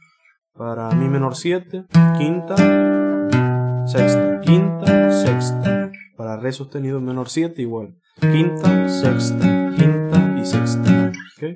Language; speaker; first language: Spanish; native; Spanish